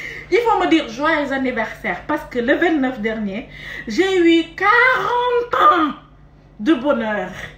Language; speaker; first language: French; non-native, local second language; Wolof